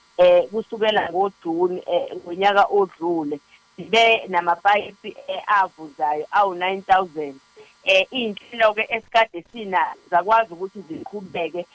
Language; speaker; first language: Zulu; native; Zulu